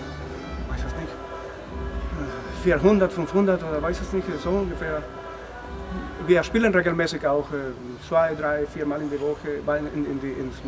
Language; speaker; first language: German; non-native, learner; Spanish